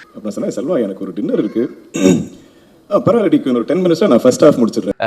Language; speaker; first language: Tamil; non-native, local second language; Malayalam